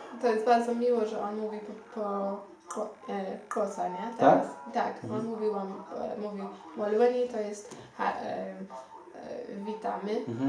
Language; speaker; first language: Polish; non-native, learner; Xhosa